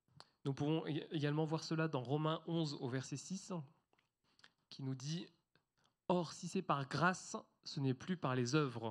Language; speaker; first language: French; native; French